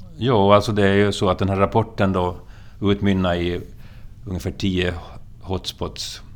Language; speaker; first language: Swedish; native; Swedish